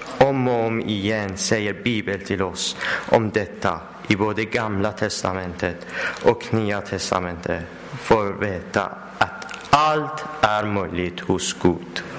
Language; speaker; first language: Swedish; non-native, learner; Persian